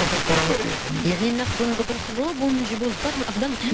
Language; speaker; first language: Arabic; native; Arabic